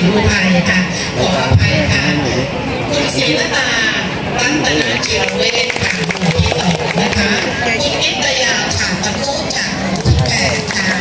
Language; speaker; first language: Thai; native; Thai